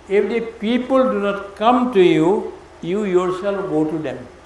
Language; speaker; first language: English; non-native, local second language; Assamese